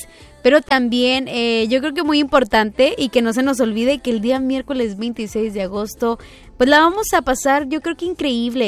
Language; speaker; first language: Spanish; native; Spanish